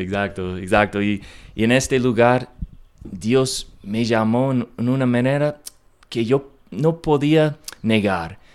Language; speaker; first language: Spanish; non-native, learner; English